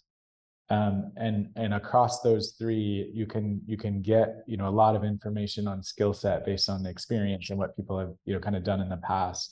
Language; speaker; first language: English; native; English